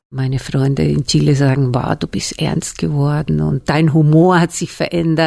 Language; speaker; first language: German; non-native, fluent; Spanish